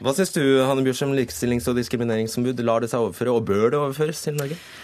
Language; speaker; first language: Norwegian; native; Norwegian